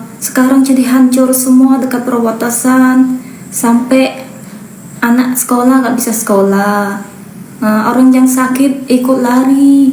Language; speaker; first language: Indonesian; non-native, fluent; Khmer